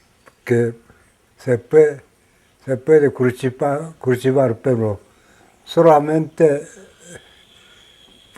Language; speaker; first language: Spanish; non-native, learner; Japanese